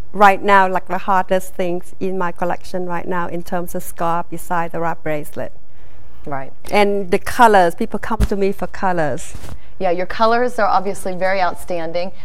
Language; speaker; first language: English; non-native, learner; Vietnamese